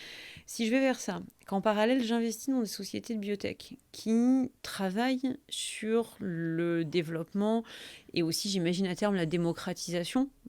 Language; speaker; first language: French; native; French